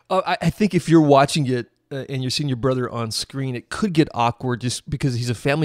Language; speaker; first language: English; native; English